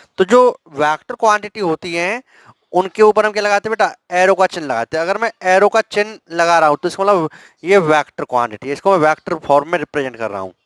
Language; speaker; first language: Hindi; native; Hindi